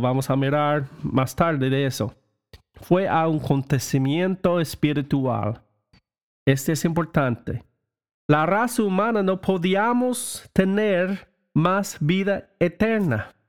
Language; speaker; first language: Spanish; non-native, learner; English